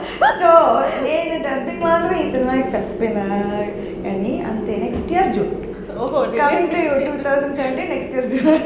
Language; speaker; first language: Telugu; non-native, local second language; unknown